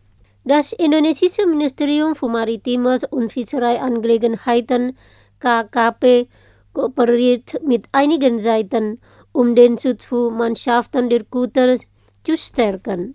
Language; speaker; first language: German; non-native, fluent; Indonesian